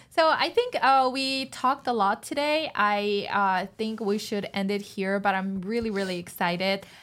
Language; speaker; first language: English; non-native, fluent; Chinese